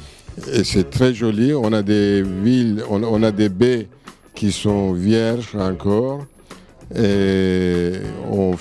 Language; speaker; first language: French; non-native, fluent; Turkish